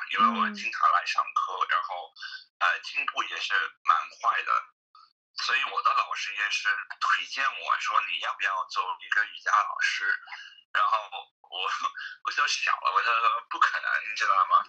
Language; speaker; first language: Chinese; non-native, fluent; English